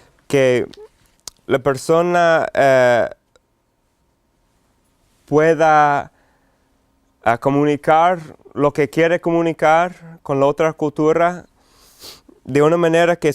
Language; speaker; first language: Spanish; non-native, fluent; English